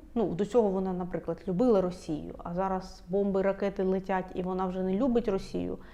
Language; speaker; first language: Ukrainian; non-native, local second language; Russian